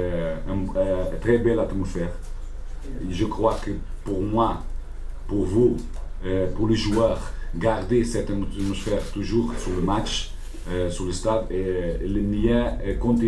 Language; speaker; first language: French; non-native, learner; Portuguese